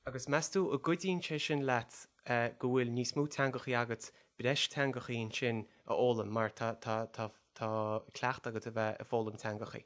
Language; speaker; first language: Irish; native; Irish